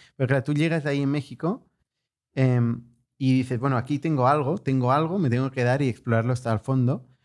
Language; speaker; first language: Spanish; native; Spanish